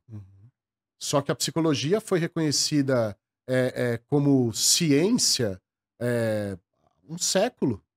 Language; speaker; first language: Portuguese; native; Portuguese